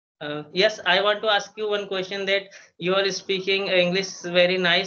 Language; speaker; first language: English; non-native, learner; Hindi